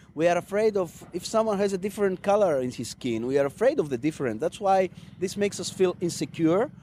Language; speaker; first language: English; non-native, fluent; Greek